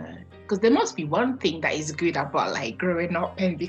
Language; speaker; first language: English; non-native, fluent; French